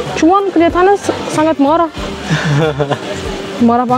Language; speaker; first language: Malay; non-native, fluent; Turkish